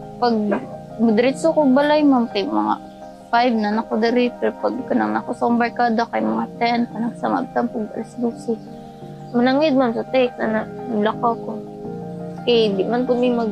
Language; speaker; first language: Cebuano; native; Cebuano